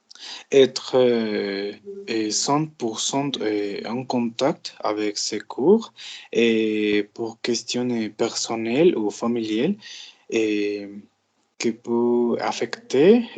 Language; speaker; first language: French; non-native, learner; Spanish